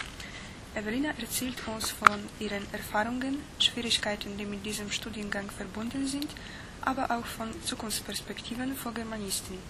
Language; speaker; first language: German; non-native, fluent; Polish